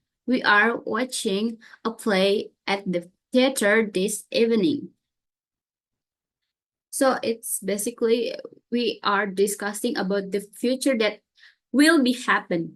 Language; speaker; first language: English; non-native, learner; Indonesian